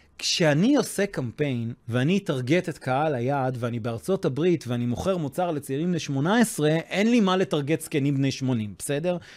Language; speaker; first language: Hebrew; non-native, fluent; English